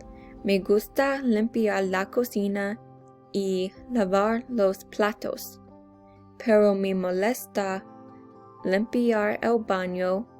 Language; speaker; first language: Spanish; non-native, learner; English